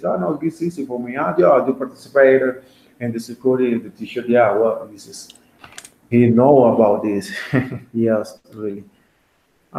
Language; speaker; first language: English; non-native, learner; Spanish